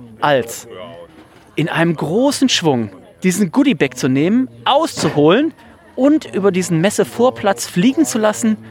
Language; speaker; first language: German; native; German